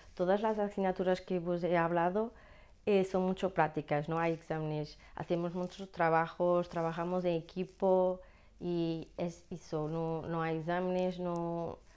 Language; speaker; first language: Spanish; non-native, learner; Portuguese